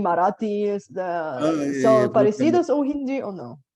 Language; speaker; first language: Portuguese; non-native, fluent; Bulgarian